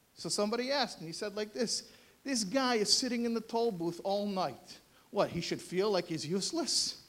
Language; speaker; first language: English; native; English